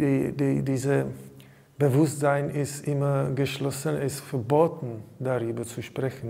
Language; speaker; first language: German; non-native, learner; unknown